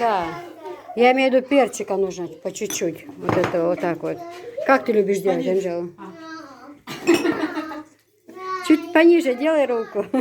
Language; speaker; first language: Russian; non-native, local second language; Chechen